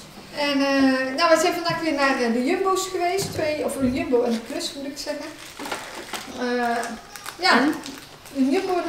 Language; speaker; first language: Dutch; native; Dutch